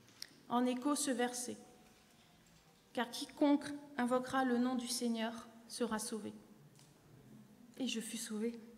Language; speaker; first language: French; native; French